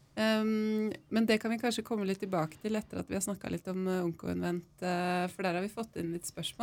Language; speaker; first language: Norwegian; native; Norwegian